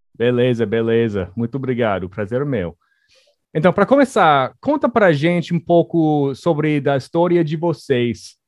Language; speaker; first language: Portuguese; non-native, fluent; English